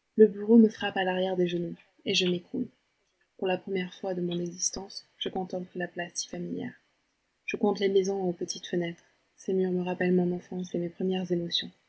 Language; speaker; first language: French; early bilingual, other home language; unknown